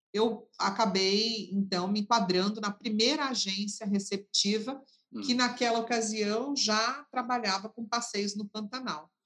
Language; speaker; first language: Portuguese; native; Portuguese